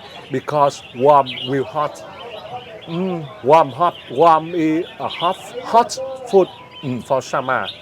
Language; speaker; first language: English; non-native, learner; Vietnamese